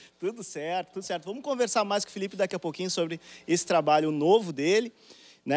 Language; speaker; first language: Portuguese; native; Portuguese